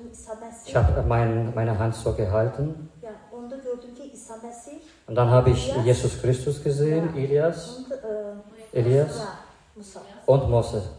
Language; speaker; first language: German; non-native, fluent; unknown